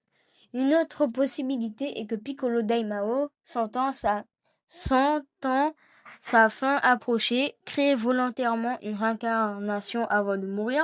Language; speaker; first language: French; native; French